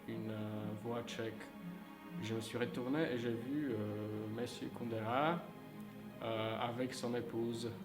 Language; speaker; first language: French; non-native, fluent; Slovak